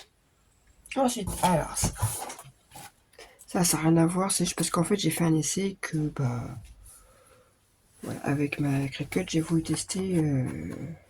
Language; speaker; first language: French; native; French